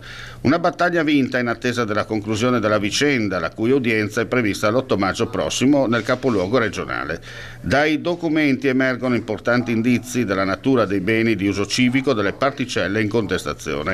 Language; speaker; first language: Italian; native; Italian